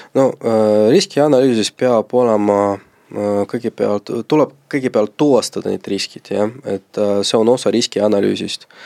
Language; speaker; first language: Estonian; non-native, local second language; Russian